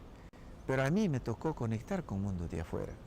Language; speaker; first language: Spanish; non-native, local second language; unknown